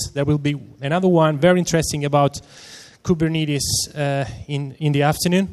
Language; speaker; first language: English; non-native, fluent; Italian